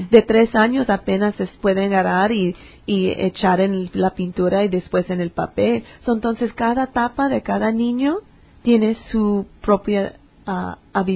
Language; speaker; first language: Spanish; early bilingual, heritage; English